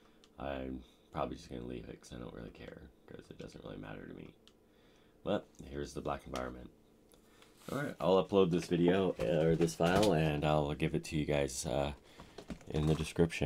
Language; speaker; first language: English; native; English